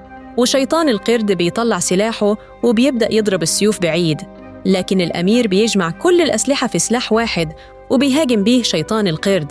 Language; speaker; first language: Arabic; native; Arabic